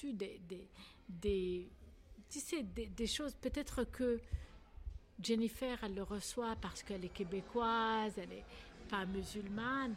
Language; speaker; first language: French; non-native, local second language; Arabic